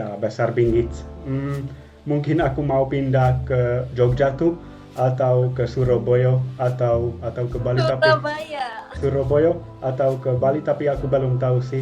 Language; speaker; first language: Indonesian; non-native, fluent; Hungarian